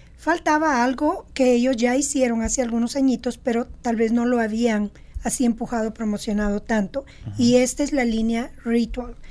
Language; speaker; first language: Spanish; native; Spanish